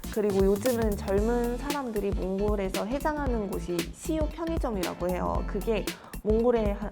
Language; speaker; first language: Korean; non-native, fluent; Mongolian